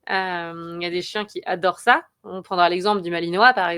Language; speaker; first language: French; native; French